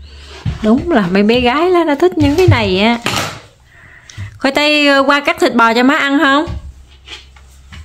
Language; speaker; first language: Vietnamese; native; Vietnamese